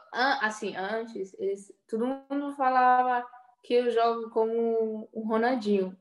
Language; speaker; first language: Portuguese; early bilingual, heritage; Portuguese